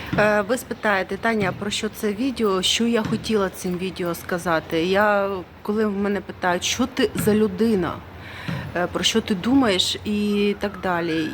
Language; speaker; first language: Ukrainian; non-native, local second language; Russian